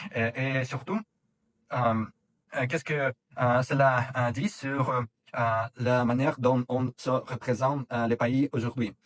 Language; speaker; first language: French; non-native, fluent; Russian